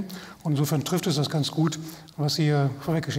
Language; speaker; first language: German; native; German